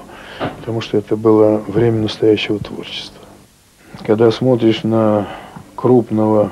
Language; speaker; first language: Russian; native; Russian